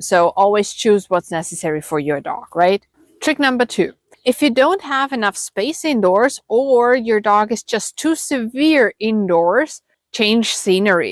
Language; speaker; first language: English; non-native, fluent; German